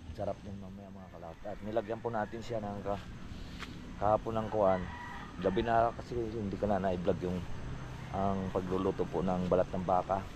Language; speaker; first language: Filipino; non-native, local second language; Cebuano